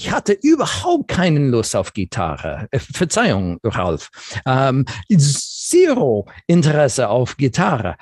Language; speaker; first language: German; non-native, fluent; English